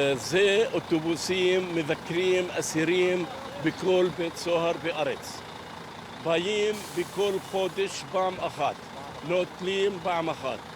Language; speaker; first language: Hebrew; non-native, local second language; Arabic